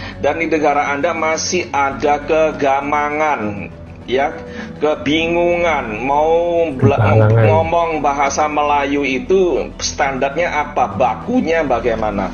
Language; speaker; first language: Indonesian; native; Indonesian